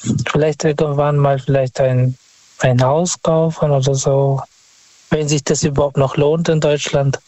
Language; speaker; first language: German; non-native, fluent; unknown